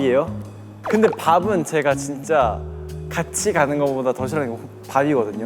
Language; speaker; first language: Korean; native; Korean